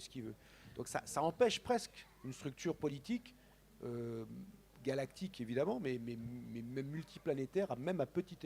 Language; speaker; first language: French; native; French